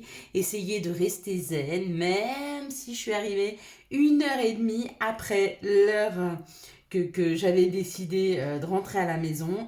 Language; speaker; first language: French; native; French